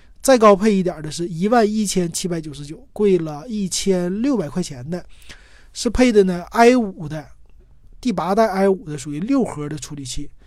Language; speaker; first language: Chinese; native; Chinese